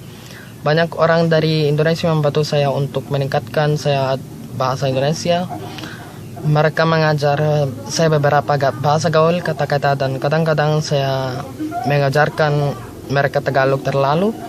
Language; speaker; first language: Indonesian; non-native, learner; Filipino